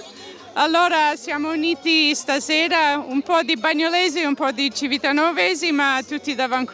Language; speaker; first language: Italian; early bilingual, heritage; Italian